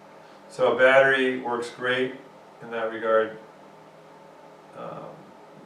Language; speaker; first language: English; native; English